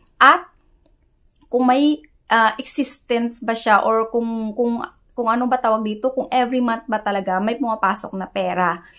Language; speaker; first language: Filipino; non-native, local second language; Hiligaynon